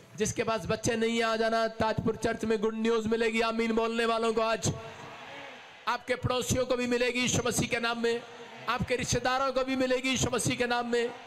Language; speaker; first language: Hindi; non-native, local second language; Punjabi